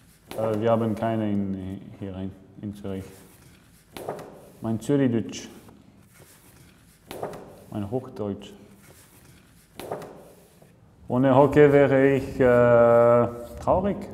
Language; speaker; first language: German; non-native, local second language; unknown